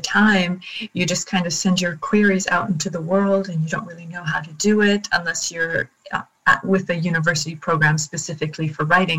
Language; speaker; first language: English; native; English